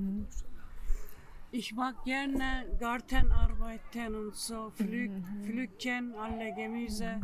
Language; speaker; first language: German; non-native, learner; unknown